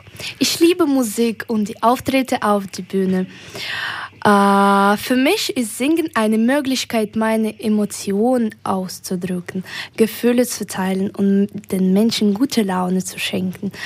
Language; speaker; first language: German; early bilingual, other home language; Ukrainian